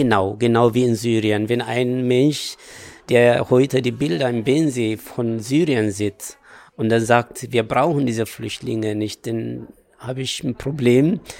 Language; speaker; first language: German; non-native, fluent; Amharic